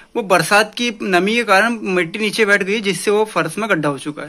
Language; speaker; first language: Hindi; native; Hindi